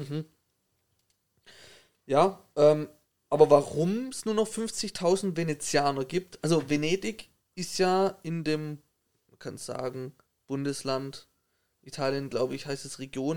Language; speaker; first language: German; native; German